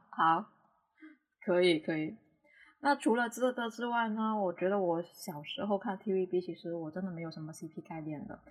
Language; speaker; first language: Chinese; non-native, local second language; Cantonese